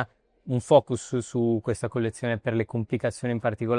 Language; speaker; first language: Italian; native; Italian